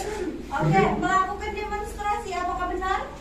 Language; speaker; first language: Indonesian; native; Indonesian